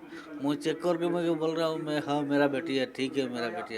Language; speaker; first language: Hindi; non-native, local second language; Bangla